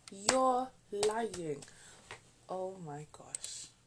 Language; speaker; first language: English; native; English